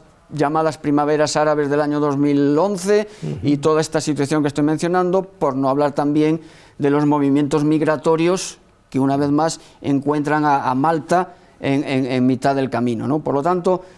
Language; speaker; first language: Spanish; native; Spanish